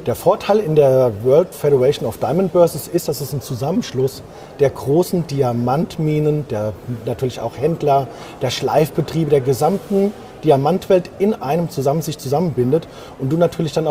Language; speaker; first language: German; native; German